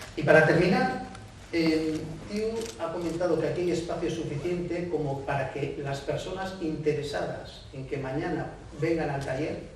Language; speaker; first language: Spanish; native; Spanish